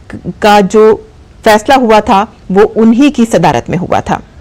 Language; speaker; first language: Hindi; native; Hindi